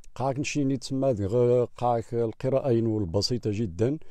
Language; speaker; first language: Arabic; non-native, local second language; Riffian